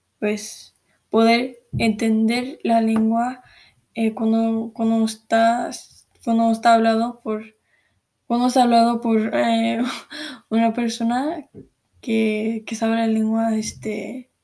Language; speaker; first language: Spanish; early bilingual, heritage; Spanish